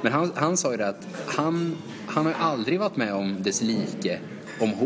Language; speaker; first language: Swedish; native; Swedish